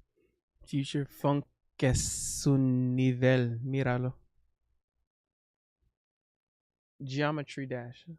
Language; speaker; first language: Spanish; non-native, learner; English